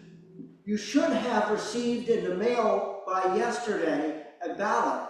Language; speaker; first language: English; native; English